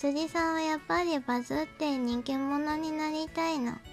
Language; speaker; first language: Japanese; native; Japanese